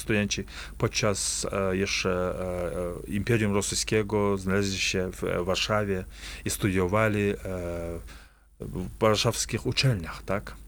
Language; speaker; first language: Polish; non-native, fluent; Kazakh